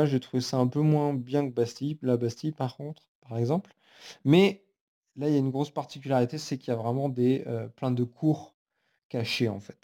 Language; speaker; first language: French; native; French